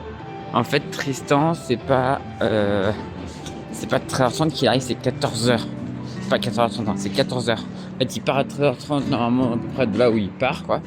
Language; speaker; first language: French; native; French